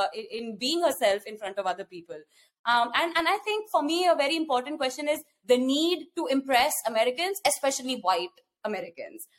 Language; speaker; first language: English; non-native, local second language; Hindi